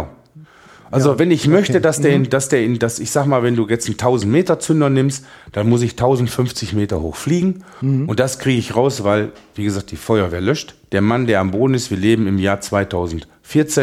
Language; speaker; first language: German; native; German